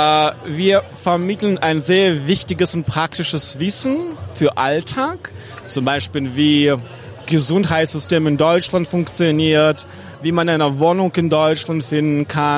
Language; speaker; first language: German; non-native, fluent; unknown